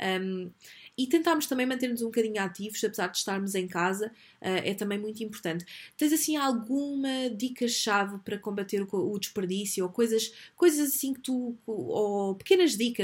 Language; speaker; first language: Portuguese; native; Portuguese